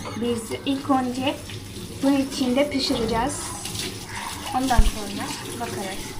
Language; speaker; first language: Turkish; non-native, learner; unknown